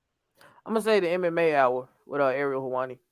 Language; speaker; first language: English; native; English